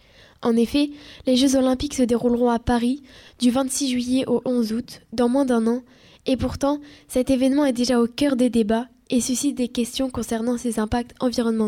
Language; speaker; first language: French; native; French